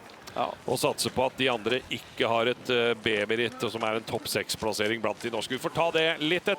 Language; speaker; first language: Norwegian; native; Norwegian